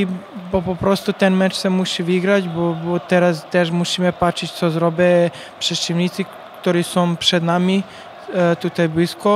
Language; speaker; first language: Polish; non-native, learner; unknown